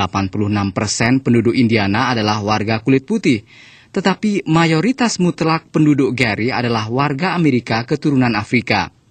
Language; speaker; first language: Indonesian; native; Indonesian